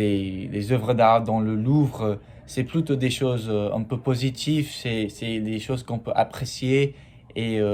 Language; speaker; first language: French; non-native, fluent; English